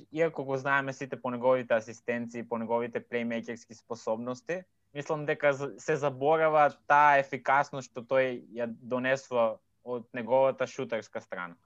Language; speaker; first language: Macedonian; native; Macedonian